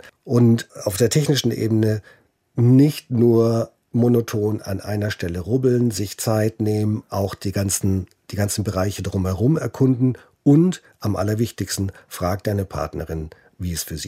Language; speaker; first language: German; native; German